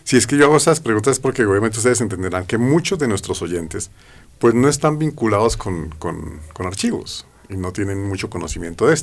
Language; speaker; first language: Spanish; native; Spanish